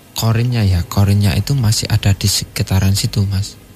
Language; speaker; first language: Indonesian; native; Indonesian